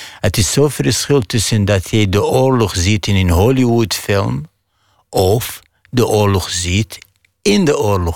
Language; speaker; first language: Dutch; non-native, fluent; Arabic